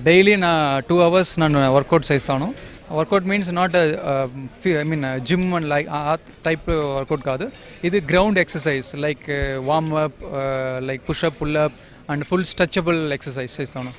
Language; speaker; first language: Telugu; non-native, learner; Kannada